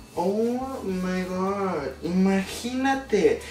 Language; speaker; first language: English; early bilingual, other home language; Spanish